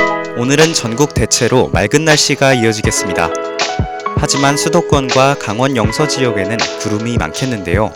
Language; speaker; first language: Korean; native; Korean